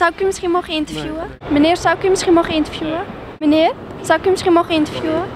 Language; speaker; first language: Dutch; early bilingual, other home language; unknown